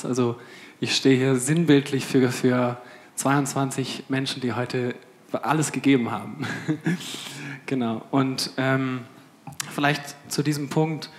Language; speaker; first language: German; native; German